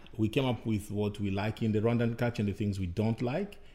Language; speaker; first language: English; non-native, fluent; Bembe